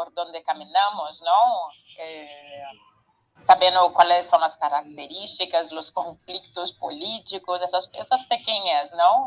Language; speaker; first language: Spanish; non-native, fluent; Portuguese